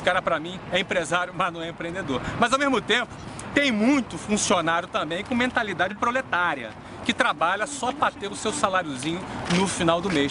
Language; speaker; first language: Portuguese; native; Portuguese